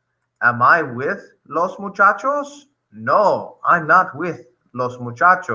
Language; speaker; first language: Spanish; non-native, fluent; English